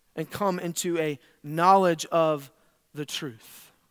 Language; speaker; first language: English; native; English